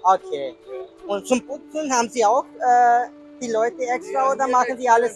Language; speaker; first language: German; non-native, learner; Hindi